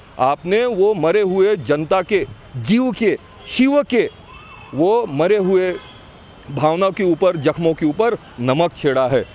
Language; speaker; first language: Hindi; non-native, local second language; Marathi